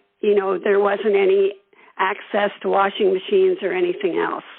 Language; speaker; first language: English; native; English